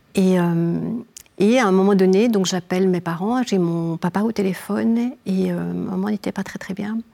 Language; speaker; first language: French; native; French